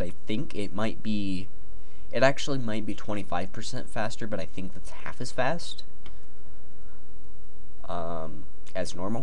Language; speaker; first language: English; native; English